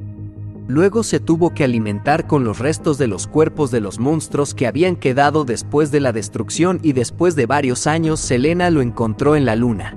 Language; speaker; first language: Spanish; native; Spanish